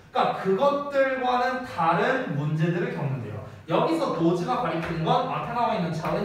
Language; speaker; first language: Korean; native; Korean